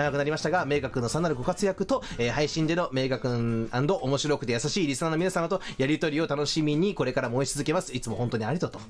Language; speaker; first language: Japanese; native; Japanese